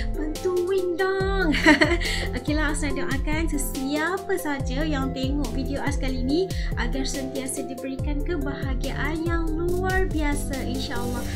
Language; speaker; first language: Malay; native; Malay